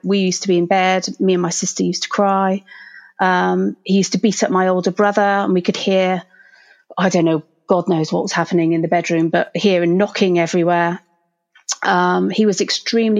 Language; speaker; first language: English; native; English